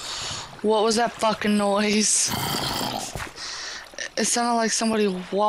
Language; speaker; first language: English; native; English